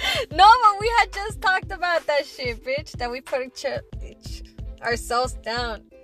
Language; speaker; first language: English; early bilingual, other home language; Spanish